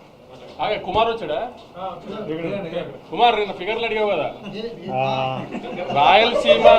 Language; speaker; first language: Telugu; native; Telugu